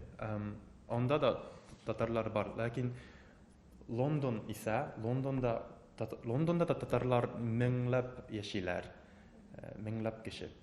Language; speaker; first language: Tatar; non-native, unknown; Japanese